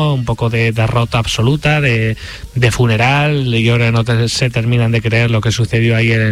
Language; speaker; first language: Spanish; native; Spanish